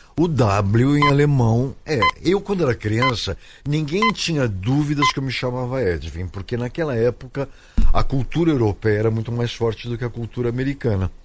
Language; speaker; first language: Portuguese; native; Portuguese